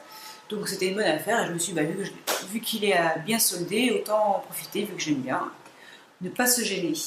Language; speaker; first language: French; native; French